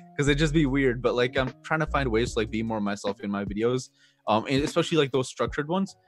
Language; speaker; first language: English; native; English